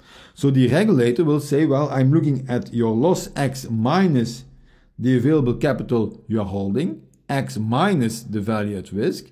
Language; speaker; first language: English; non-native, fluent; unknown